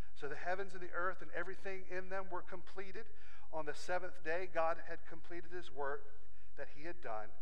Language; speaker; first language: English; native; English